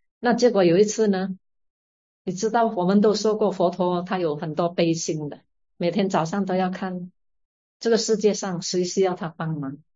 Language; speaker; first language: Chinese; native; Chinese